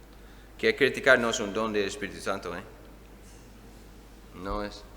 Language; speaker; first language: Spanish; non-native, fluent; English